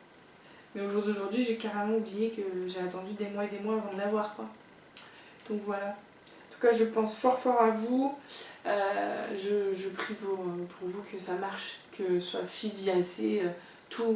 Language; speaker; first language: French; native; French